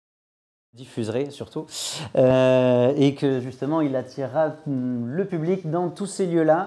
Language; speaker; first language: French; native; French